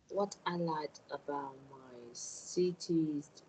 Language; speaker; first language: English; non-native, learner; Thai